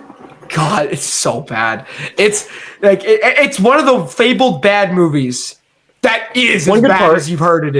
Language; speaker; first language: English; native; English